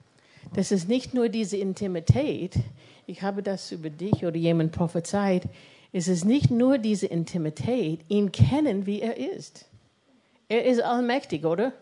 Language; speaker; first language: German; non-native, fluent; English